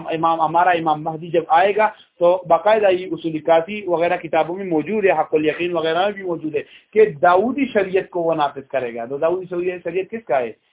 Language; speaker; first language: Urdu; non-native, local second language; Pashto